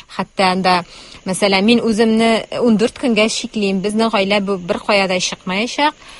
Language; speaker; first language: Tatar; native; Tatar